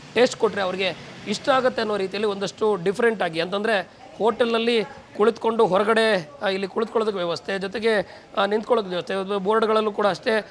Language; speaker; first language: Kannada; native; Kannada